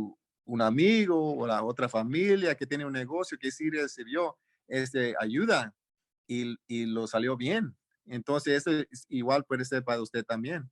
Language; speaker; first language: Spanish; early bilingual, heritage; Spanish